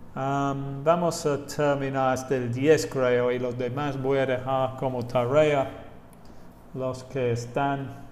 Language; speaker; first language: Spanish; non-native, fluent; English